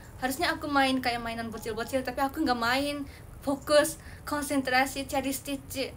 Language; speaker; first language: Indonesian; early bilingual, heritage; Indonesian